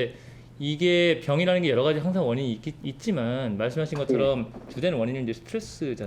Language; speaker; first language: Korean; native; Korean